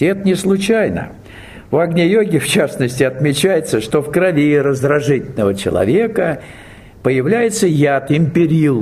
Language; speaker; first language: Russian; native; Russian